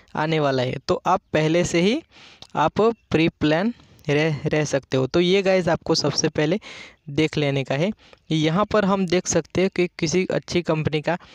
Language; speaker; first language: Hindi; non-native, local second language; Gujarati